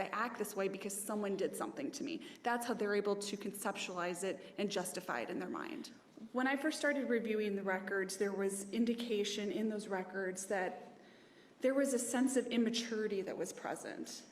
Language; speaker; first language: English; native; English